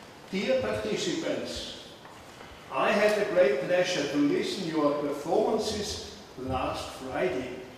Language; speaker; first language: English; non-native, fluent; German